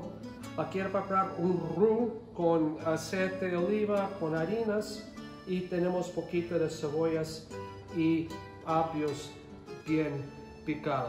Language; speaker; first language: Spanish; non-native, fluent; English